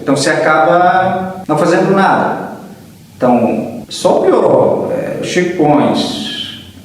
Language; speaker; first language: Portuguese; early bilingual, heritage; Arabic